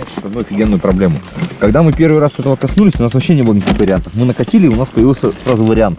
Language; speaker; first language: Russian; native; Russian